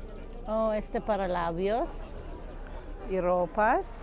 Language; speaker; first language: Spanish; non-native, learner; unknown